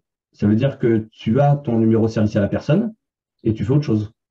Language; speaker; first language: French; native; French